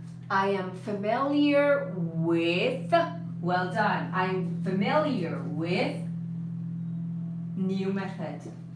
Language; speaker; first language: English; non-native, fluent; Persian